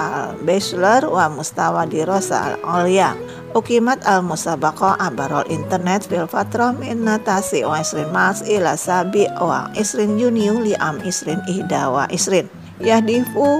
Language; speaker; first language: Arabic; non-native, learner; Indonesian